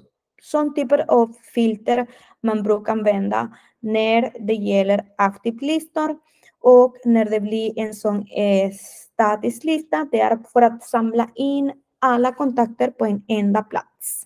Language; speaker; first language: Swedish; non-native, fluent; Spanish